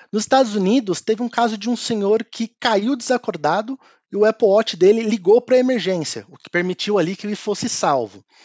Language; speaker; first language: Portuguese; native; Portuguese